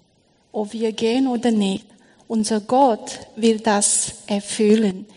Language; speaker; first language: German; non-native, learner; Korean